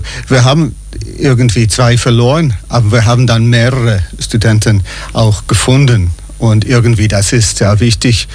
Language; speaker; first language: German; non-native, fluent; English